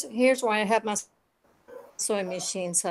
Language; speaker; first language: English; native; English